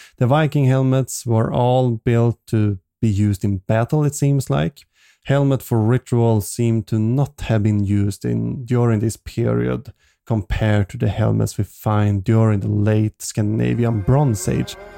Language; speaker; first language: English; non-native, fluent; Swedish